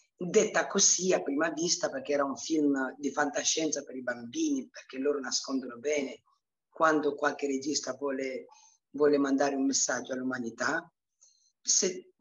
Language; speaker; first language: Italian; early bilingual, other home language; Romanian